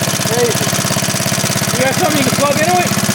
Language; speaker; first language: English; native; English